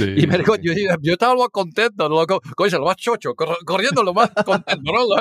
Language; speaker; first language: Spanish; early bilingual, heritage; Spanish